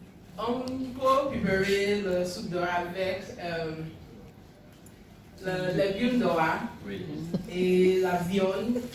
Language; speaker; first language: French; non-native, learner; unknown